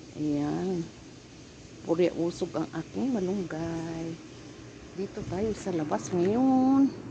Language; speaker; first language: Filipino; non-native, local second language; Cebuano